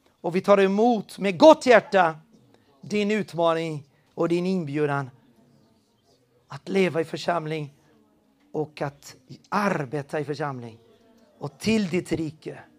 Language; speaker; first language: Swedish; non-native, fluent; Spanish